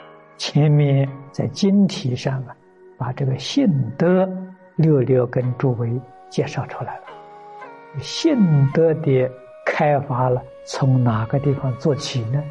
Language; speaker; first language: Chinese; native; Chinese